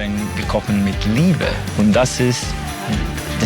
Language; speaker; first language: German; non-native, learner; Italian